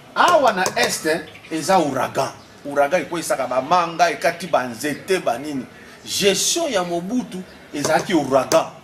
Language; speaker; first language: Lingala; non-native, local second language; Swahili